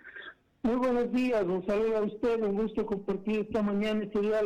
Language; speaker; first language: Spanish; native; Spanish